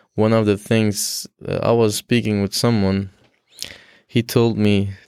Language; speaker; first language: English; non-native, learner; Persian